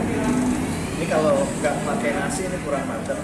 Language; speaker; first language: Indonesian; non-native, local second language; Sundanese